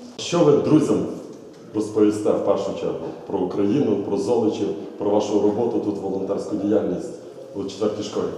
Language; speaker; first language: Ukrainian; native; Ukrainian